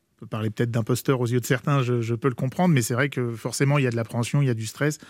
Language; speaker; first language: French; native; French